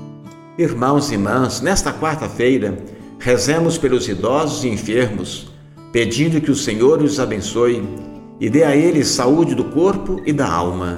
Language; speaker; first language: Portuguese; native; Portuguese